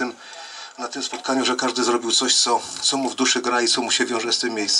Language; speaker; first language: Polish; native; Polish